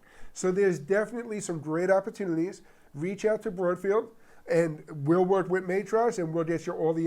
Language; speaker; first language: English; native; English